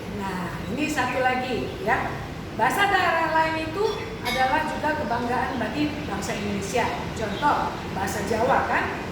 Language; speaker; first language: Indonesian; non-native, local second language; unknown